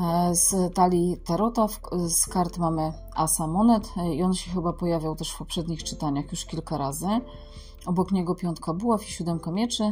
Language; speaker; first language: Polish; native; Polish